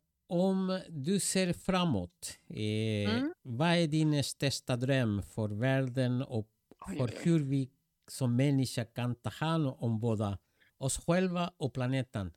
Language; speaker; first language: Swedish; non-native, fluent; Spanish